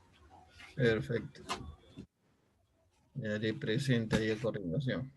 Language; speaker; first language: Spanish; native; Spanish